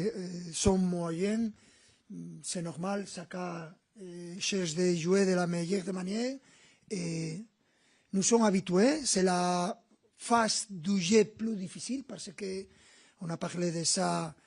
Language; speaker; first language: French; non-native, learner; Spanish